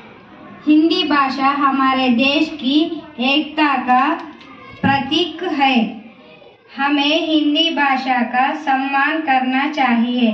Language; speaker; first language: Hindi; non-native, local second language; Telugu